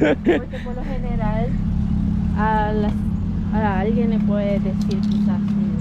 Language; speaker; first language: Spanish; native; Spanish